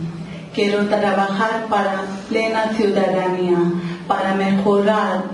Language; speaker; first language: Spanish; non-native, local second language; Urdu